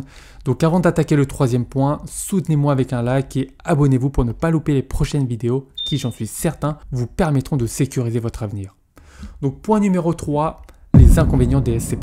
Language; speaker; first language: French; native; French